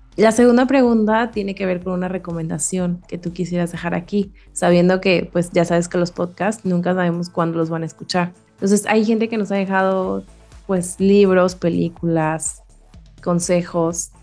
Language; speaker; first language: Spanish; native; Spanish